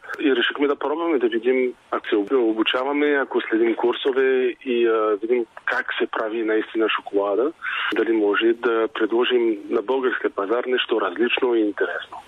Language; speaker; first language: Bulgarian; non-native, fluent; French